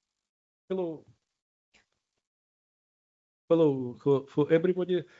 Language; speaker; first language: English; non-native, learner; Ukrainian